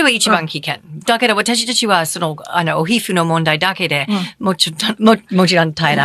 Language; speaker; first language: Japanese; non-native, fluent; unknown